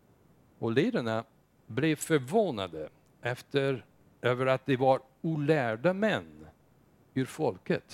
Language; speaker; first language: Swedish; non-native, fluent; English